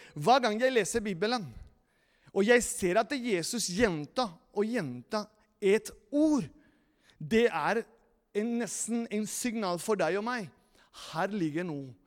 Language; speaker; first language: Norwegian; non-native, fluent; Spanish